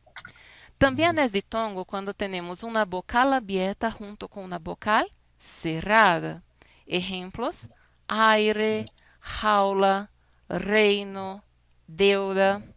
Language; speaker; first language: Spanish; non-native, fluent; Portuguese